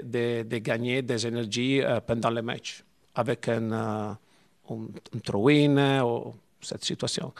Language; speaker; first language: French; non-native, learner; Italian